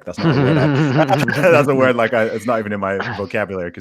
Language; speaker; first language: English; native; English